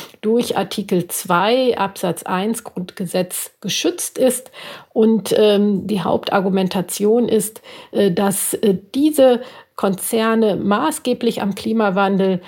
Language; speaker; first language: German; native; German